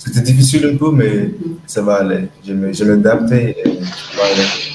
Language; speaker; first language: French; non-native, learner; English